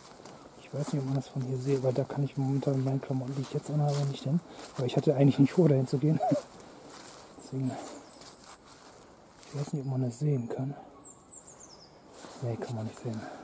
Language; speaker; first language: German; native; German